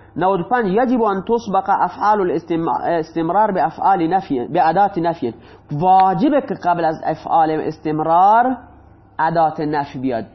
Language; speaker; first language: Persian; non-native, local second language; Baluchi